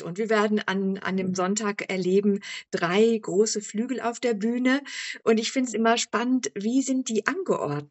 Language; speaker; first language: German; native; German